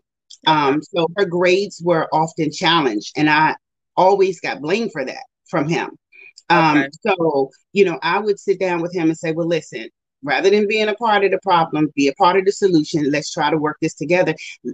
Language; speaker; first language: English; native; English